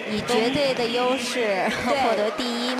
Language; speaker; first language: Chinese; native; Chinese